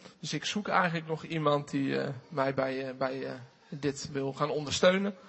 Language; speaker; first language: Dutch; native; Dutch